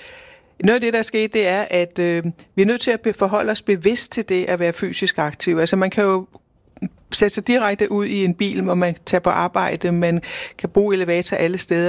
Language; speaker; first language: Danish; native; Danish